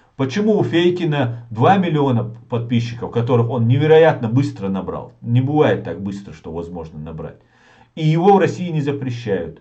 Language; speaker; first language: Russian; non-native, local second language; Chechen